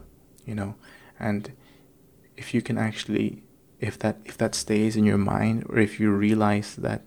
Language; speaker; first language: English; non-native, fluent; Indonesian